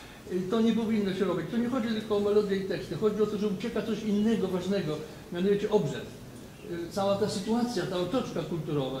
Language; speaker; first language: Polish; native; Polish